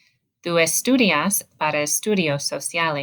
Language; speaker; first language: Spanish; non-native, learner; English